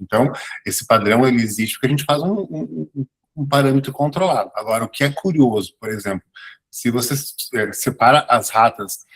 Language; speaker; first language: Portuguese; native; Portuguese